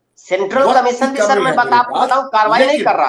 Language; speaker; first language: Hindi; native; Hindi